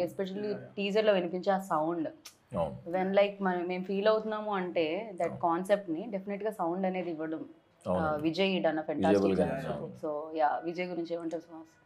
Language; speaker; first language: Telugu; native; Telugu